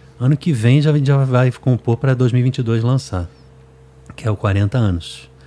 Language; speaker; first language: Portuguese; native; Portuguese